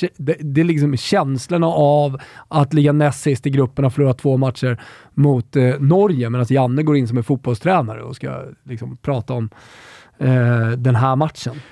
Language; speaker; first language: Swedish; native; Swedish